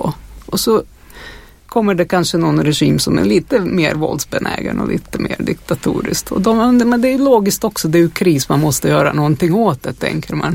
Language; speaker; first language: Swedish; non-native, fluent; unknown